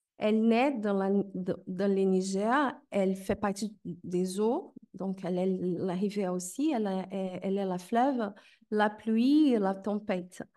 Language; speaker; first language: French; non-native, fluent; Portuguese